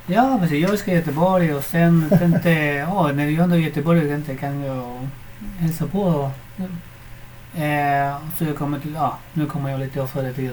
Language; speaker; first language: Swedish; non-native, fluent; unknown